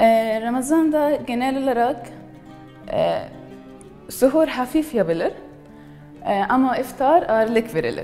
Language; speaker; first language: Turkish; non-native, fluent; Arabic